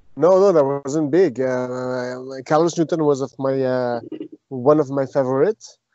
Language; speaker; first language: English; non-native, fluent; French